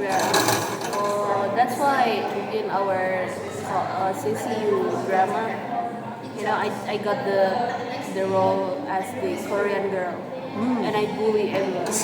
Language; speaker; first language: English; non-native, learner; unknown